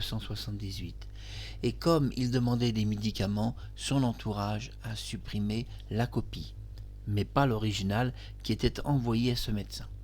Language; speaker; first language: French; native; French